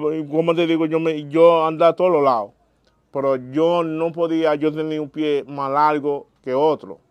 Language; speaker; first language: Spanish; non-native, learner; Haitian Creole